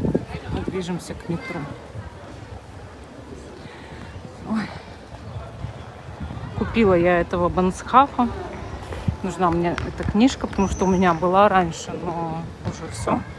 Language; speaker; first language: Russian; native; Russian